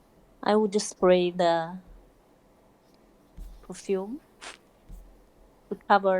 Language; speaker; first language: English; non-native, learner; Hungarian